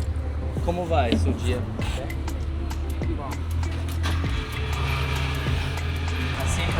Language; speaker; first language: Portuguese; non-native, learner; English